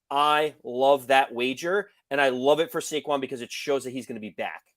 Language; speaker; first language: English; native; English